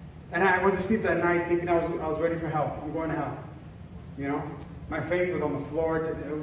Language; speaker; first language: English; early bilingual, other home language; Spanish